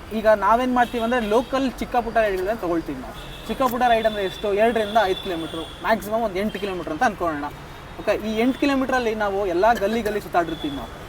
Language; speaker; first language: Kannada; native; Kannada